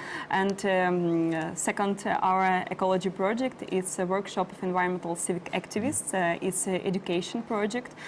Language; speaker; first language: English; non-native, learner; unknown